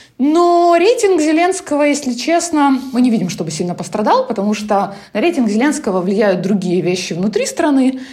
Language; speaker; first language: Russian; non-native, local second language; Ukrainian